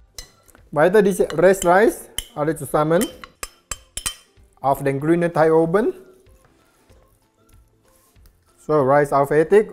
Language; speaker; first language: German; non-native, learner; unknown